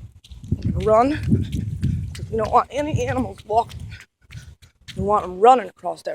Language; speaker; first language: English; native; English